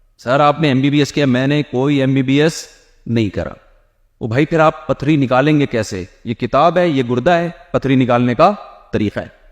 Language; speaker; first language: Urdu; native; Urdu